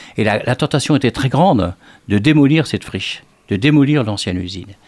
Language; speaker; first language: French; native; French